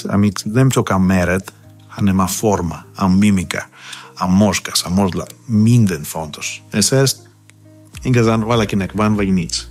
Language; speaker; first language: Hungarian; non-native, fluent; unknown